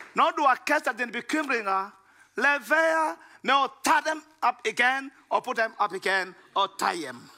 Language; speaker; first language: Danish; non-native, fluent; Lingala